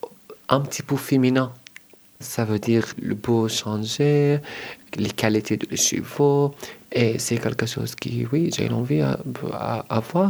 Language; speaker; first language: French; non-native, learner; Arabic